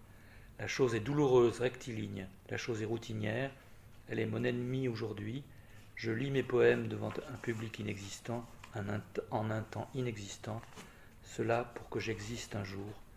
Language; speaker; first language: French; native; French